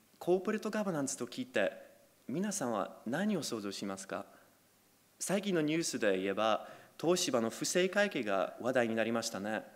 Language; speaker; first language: Japanese; non-native, fluent; Polish